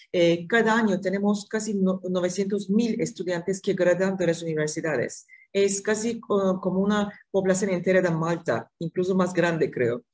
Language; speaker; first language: Spanish; non-native, fluent; Turkish